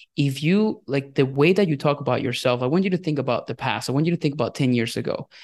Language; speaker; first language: English; non-native, fluent; Spanish